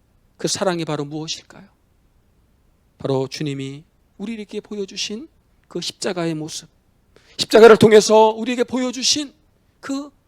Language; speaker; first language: Korean; native; Korean